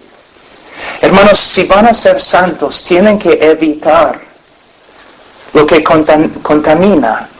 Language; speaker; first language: Spanish; non-native, fluent; English